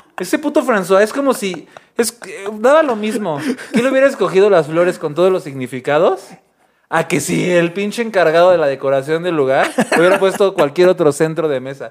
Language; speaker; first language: Spanish; native; Spanish